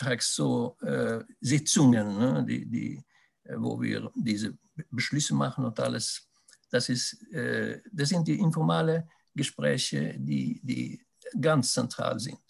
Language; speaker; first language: German; non-native, fluent; Swedish